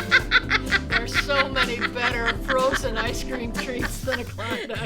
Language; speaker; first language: English; native; English